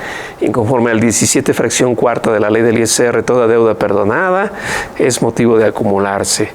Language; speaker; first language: Spanish; native; Spanish